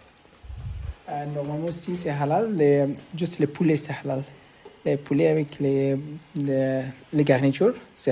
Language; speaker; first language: French; non-native, learner; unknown